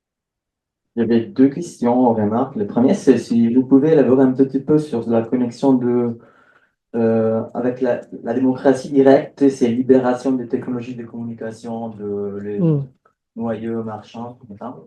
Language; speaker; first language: French; non-native, fluent; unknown